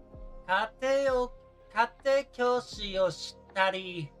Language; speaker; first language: Japanese; non-native, learner; English